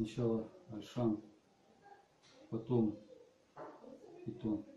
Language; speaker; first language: Russian; native; Russian